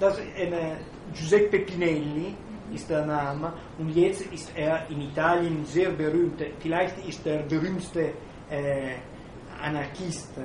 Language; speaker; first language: German; non-native, fluent; Italian